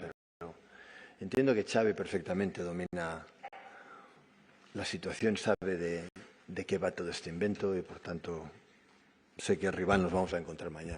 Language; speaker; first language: Spanish; native; Spanish